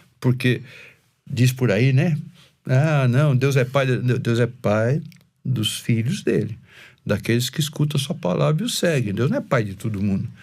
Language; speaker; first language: Portuguese; native; Portuguese